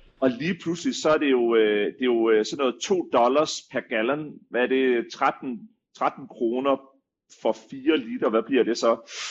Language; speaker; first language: Danish; native; Danish